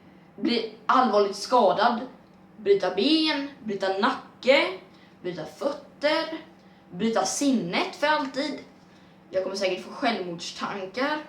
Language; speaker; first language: Swedish; native; Swedish